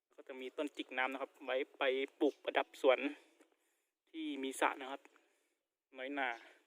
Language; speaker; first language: Thai; native; Thai